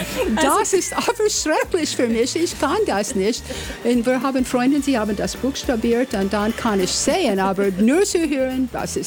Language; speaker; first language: German; non-native, learner; English